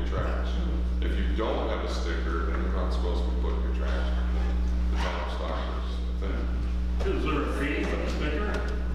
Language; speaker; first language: English; native; English